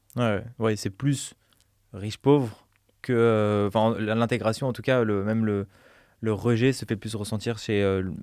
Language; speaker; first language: French; native; French